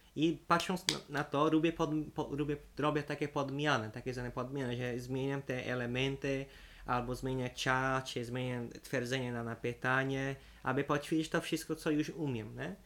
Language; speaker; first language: Polish; non-native, fluent; Portuguese